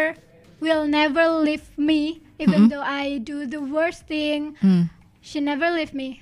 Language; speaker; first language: English; non-native, learner; Indonesian